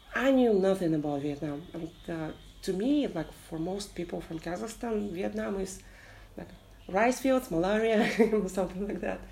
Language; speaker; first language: English; non-native, fluent; Russian